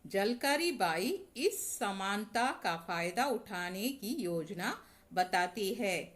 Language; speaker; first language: Hindi; non-native, local second language; Tamil